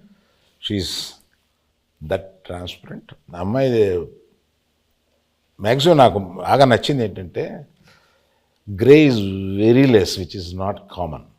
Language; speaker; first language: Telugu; native; Telugu